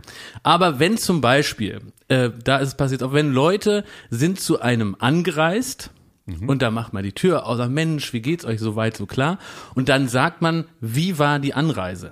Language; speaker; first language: German; native; German